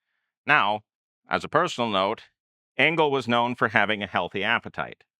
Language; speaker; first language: English; native; English